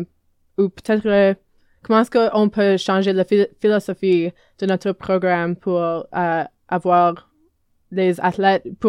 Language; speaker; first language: French; non-native, learner; English